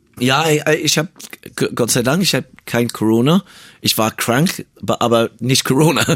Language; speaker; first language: German; non-native, learner; English